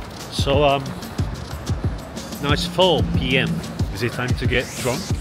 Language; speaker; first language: English; non-native, fluent; Japanese